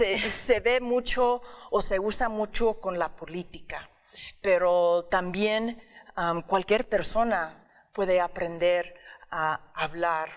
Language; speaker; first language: Spanish; early bilingual, heritage; English